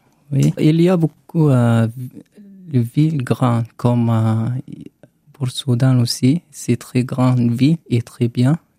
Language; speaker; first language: French; non-native, learner; Arabic